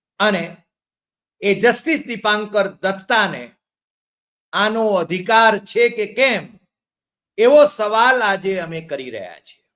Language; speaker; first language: Gujarati; native; Gujarati